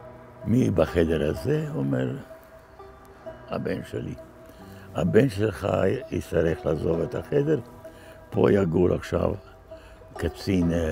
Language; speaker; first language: Hebrew; non-native, fluent; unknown